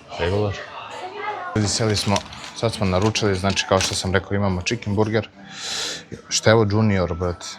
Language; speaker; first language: Bosnian; early bilingual, heritage; Bosnian